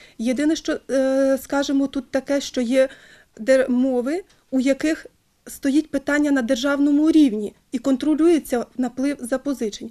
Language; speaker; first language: Ukrainian; native; Ukrainian